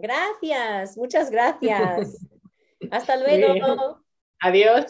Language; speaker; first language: Spanish; non-native, fluent; English